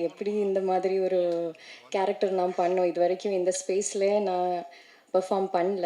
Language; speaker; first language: Tamil; non-native, learner; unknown